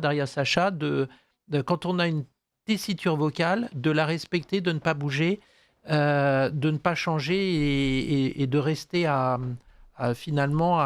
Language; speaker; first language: French; native; French